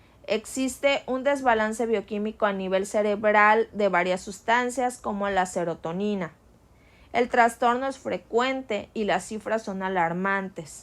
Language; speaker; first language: Spanish; native; Spanish